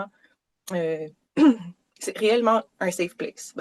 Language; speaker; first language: French; native; French